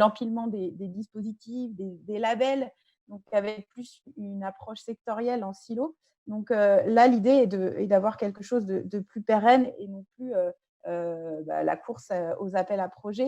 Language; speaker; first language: French; native; French